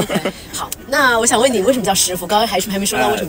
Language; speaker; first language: Chinese; native; Chinese